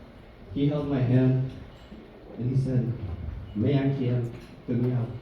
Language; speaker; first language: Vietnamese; early bilingual, heritage; Vietnamese